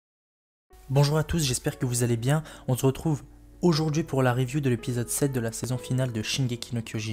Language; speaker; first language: French; native; French